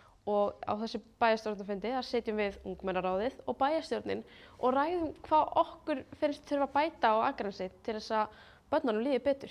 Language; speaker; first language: Icelandic; native; Icelandic